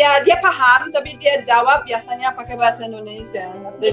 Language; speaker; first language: Indonesian; non-native, fluent; German